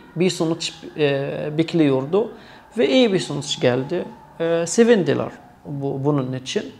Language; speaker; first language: Turkish; non-native, fluent; Arabic